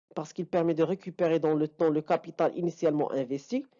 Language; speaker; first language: French; non-native, local second language; Arabic